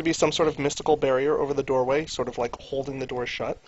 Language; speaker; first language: English; native; English